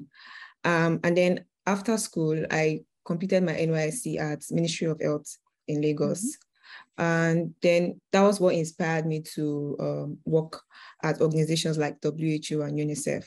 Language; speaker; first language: English; non-native, local second language; Yoruba